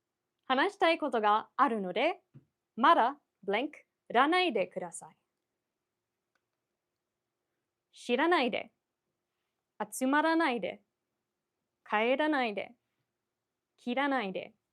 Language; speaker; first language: Japanese; non-native, fluent; English